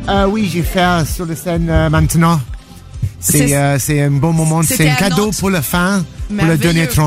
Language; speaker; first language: French; non-native, learner; English